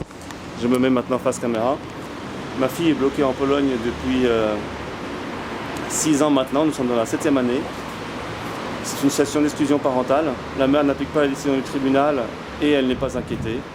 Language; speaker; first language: French; native; French